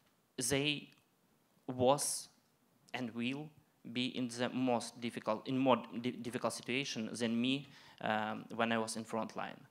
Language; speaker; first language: English; non-native, learner; Ukrainian